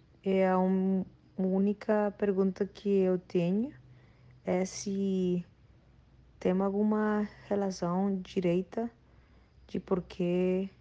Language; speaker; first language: Portuguese; non-native, learner; Spanish